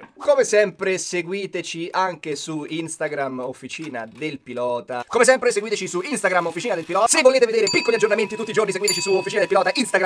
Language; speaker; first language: Italian; native; Italian